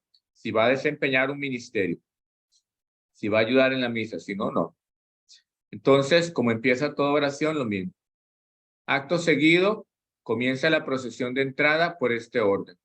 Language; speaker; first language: Spanish; native; Spanish